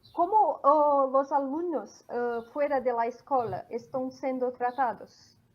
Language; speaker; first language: Spanish; non-native, fluent; Portuguese